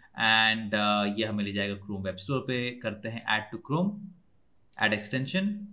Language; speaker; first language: Hindi; native; Hindi